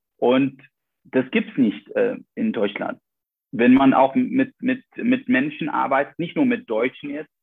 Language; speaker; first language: German; non-native, fluent; Arabic